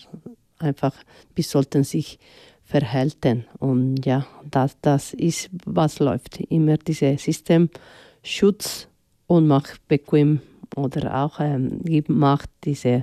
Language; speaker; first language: German; non-native, fluent; Spanish